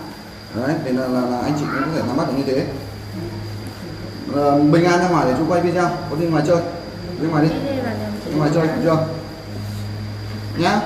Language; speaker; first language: Vietnamese; native; Vietnamese